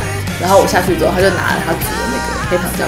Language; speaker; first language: Chinese; native; Chinese